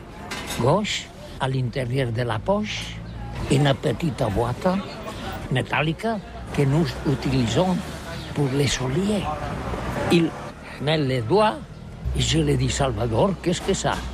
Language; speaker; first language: French; non-native, learner; Catalan